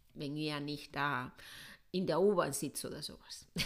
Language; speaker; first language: German; non-native, fluent; Spanish